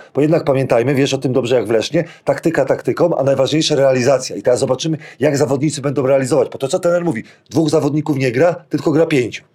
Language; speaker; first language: Polish; native; Polish